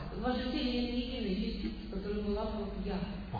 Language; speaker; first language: Russian; native; Russian